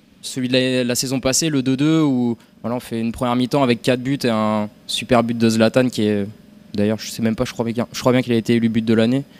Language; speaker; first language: French; native; French